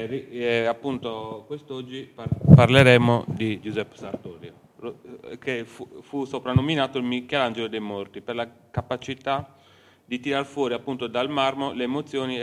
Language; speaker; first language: Italian; native; Italian